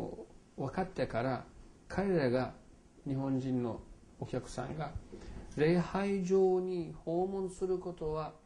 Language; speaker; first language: Japanese; non-native, fluent; Turkish